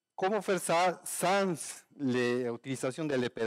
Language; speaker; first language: French; non-native, learner; Spanish